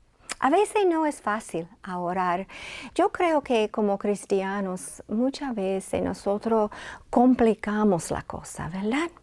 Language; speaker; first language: Spanish; non-native, fluent; English